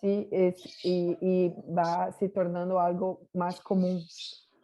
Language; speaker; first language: Spanish; non-native, learner; Portuguese